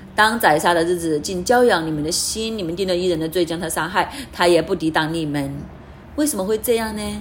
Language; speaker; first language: Chinese; non-native, fluent; Cantonese